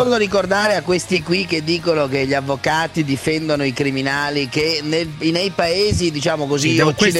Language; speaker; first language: Italian; native; Italian